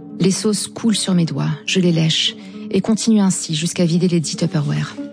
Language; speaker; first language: French; non-native, local second language; Arabic